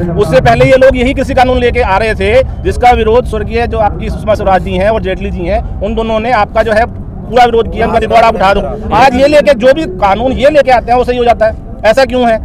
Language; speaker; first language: Hindi; native; Hindi